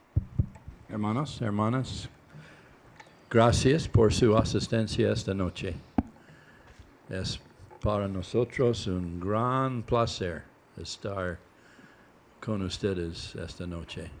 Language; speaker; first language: Spanish; non-native, learner; English